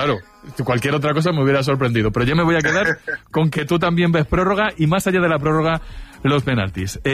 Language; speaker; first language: Spanish; native; Spanish